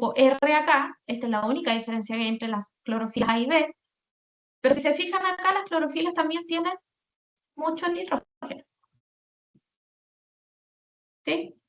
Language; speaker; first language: Spanish; native; Spanish